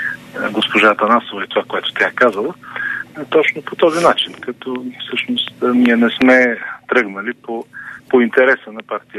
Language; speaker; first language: Bulgarian; native; Bulgarian